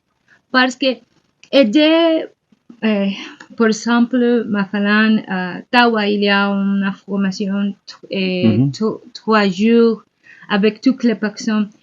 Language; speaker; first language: French; non-native, learner; Spanish